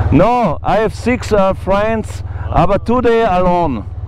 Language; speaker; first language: English; non-native, learner; German